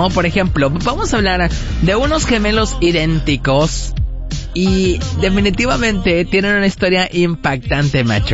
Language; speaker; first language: Spanish; native; Spanish